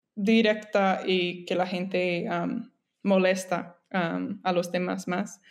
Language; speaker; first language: Spanish; non-native, fluent; English